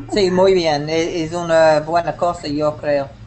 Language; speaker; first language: Spanish; non-native, learner; English